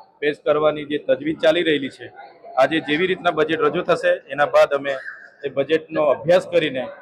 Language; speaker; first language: Gujarati; non-native, local second language; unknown